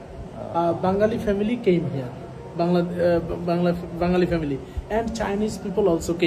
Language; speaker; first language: English; non-native, fluent; Bangla